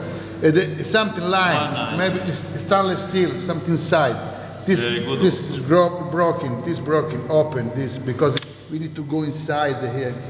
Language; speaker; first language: English; non-native, learner; Arabic